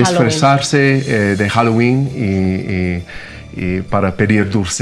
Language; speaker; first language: Spanish; non-native, fluent; English